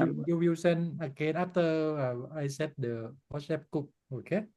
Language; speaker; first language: English; non-native, learner; Thai